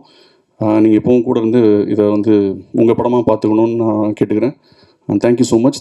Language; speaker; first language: Tamil; native; Tamil